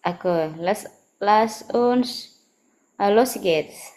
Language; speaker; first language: German; non-native, fluent; Indonesian